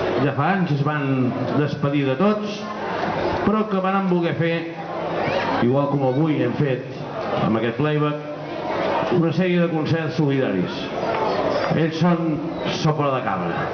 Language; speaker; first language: Catalan; native; Catalan